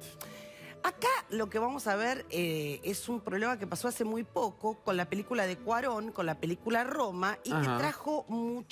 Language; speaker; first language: Spanish; native; Spanish